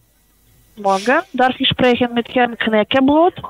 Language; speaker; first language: German; non-native, fluent; Polish